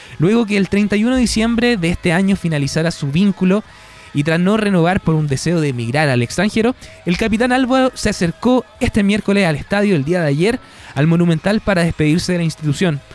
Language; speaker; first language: Spanish; native; Spanish